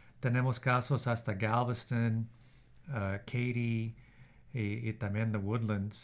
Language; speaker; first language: Spanish; early bilingual, heritage; Spanish